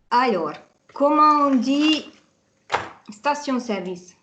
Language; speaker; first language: French; non-native, fluent; Hungarian